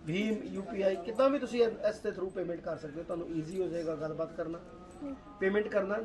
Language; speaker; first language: Hindi; non-native, local second language; Punjabi